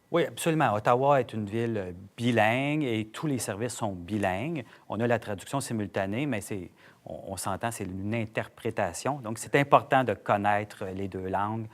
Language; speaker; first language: French; native; French